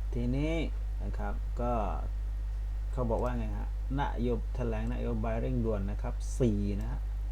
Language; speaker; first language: Thai; non-native, local second language; Pattani Malay